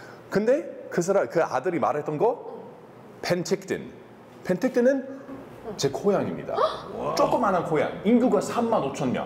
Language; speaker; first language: Korean; non-native, fluent; English